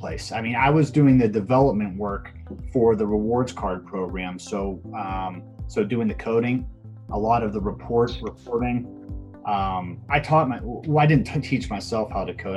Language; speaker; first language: English; native; English